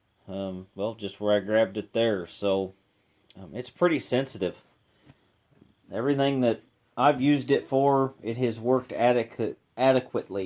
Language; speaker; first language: English; native; English